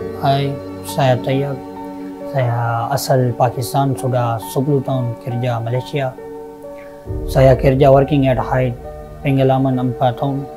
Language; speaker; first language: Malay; non-native, learner; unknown